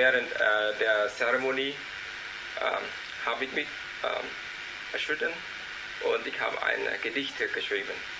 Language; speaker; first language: German; non-native, learner; Vietnamese